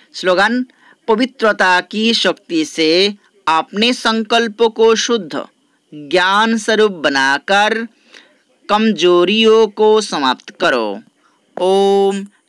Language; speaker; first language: Hindi; non-native, local second language; Bangla